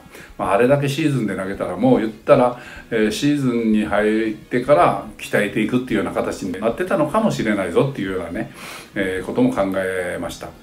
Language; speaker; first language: Japanese; native; Japanese